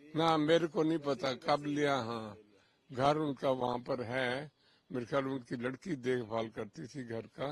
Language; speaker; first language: Urdu; non-native, local second language; Punjabi